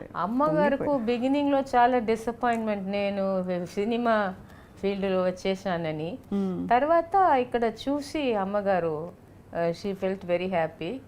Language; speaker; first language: Telugu; non-native, fluent; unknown